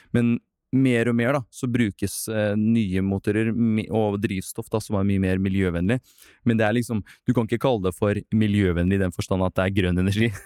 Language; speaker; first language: Norwegian; non-native, fluent; Russian